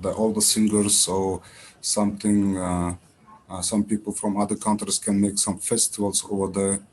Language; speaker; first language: English; non-native, learner; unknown